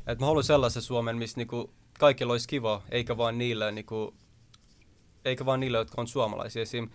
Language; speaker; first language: Finnish; early bilingual, other home language; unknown